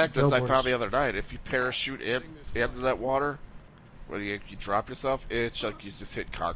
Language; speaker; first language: English; native; English